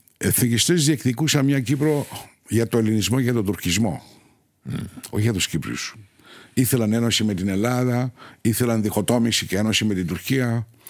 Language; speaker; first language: Greek; non-native, local second language; Turkish